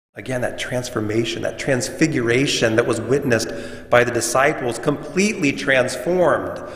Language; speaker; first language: English; native; English